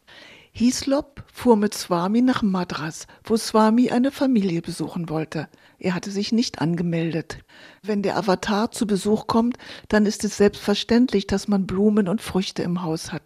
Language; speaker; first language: German; native; German